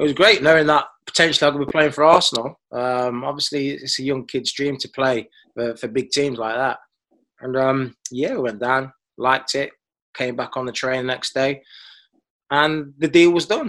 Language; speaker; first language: English; native; English